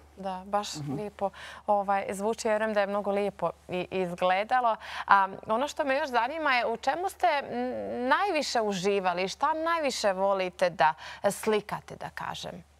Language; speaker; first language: Croatian; native; Croatian